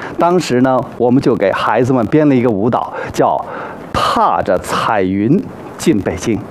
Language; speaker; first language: Chinese; native; Chinese